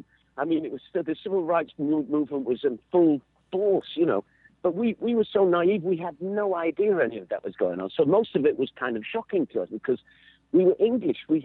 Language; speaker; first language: English; native; English